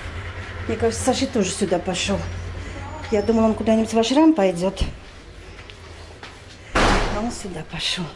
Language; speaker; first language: Russian; native; Russian